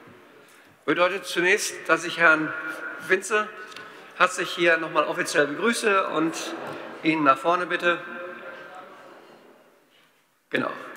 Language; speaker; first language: German; native; German